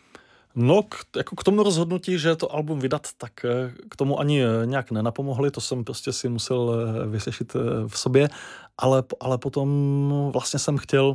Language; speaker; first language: Czech; native; Czech